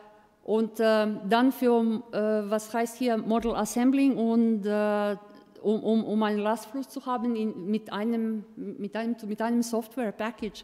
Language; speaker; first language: German; non-native, fluent; Croatian